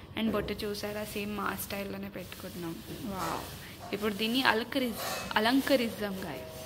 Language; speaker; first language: Telugu; non-native, local second language; Marathi